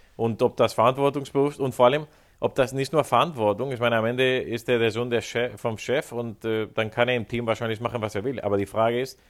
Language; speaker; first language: German; non-native, fluent; Spanish